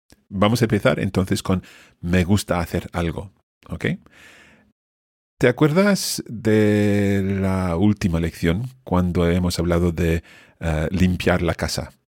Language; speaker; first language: Spanish; non-native, fluent; English